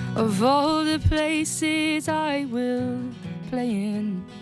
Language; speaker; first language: English; native; English